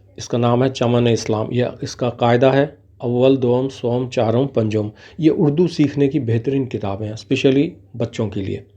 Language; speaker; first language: Urdu; native; Urdu